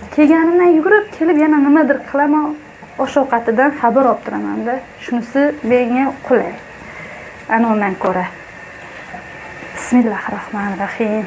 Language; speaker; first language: Uzbek; native; Uzbek